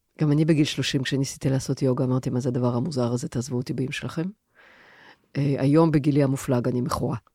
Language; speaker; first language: Hebrew; native; Hebrew